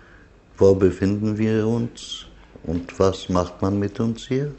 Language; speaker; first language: German; non-native, fluent; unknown